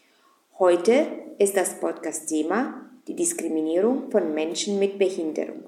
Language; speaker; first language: German; non-native, fluent; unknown